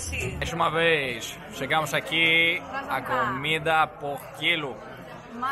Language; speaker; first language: Portuguese; non-native, learner; Greek